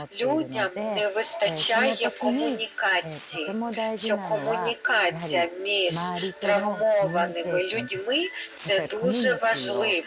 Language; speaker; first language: Ukrainian; non-native, fluent; Japanese